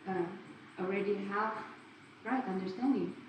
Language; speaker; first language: English; non-native, learner; Indonesian